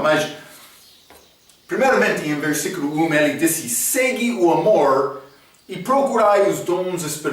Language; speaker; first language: Portuguese; non-native, learner; English